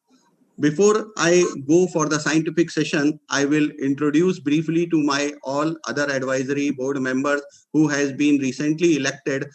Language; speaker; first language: English; non-native, local second language; Hindi